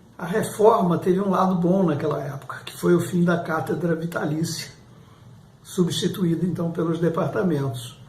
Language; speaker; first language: Portuguese; native; Portuguese